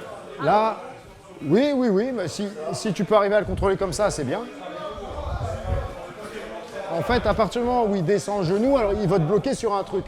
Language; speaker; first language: French; native; French